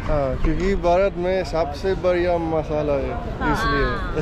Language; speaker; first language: Hindi; non-native, fluent; Italian